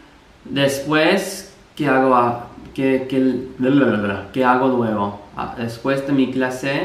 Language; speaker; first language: Spanish; non-native, fluent; English